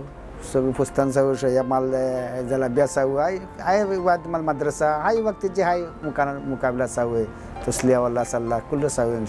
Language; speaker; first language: Arabic; non-native, learner; Bangla